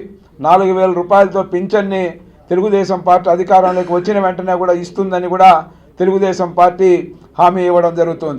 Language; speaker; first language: Telugu; native; Telugu